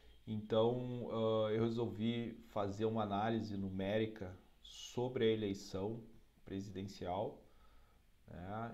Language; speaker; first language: Portuguese; native; Portuguese